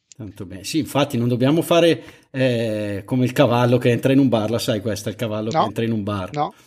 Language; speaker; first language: Italian; native; Italian